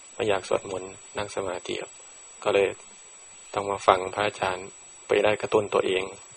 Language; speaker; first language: Thai; native; Thai